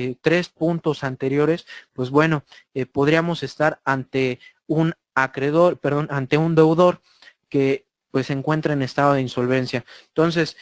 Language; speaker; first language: Spanish; native; Spanish